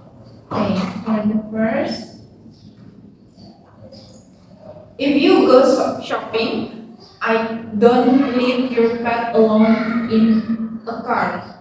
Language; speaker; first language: English; non-native, fluent; Indonesian